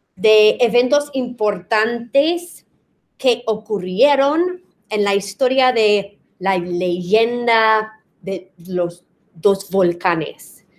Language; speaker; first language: Spanish; non-native, fluent; English